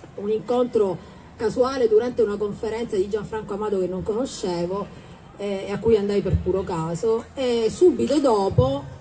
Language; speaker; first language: Italian; native; Italian